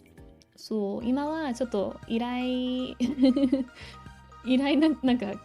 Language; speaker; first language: Japanese; non-native, fluent; English